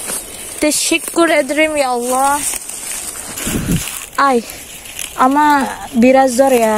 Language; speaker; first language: Turkish; non-native, learner; Indonesian